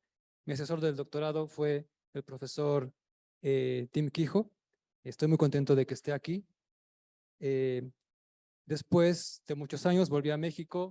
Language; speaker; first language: Spanish; native; Spanish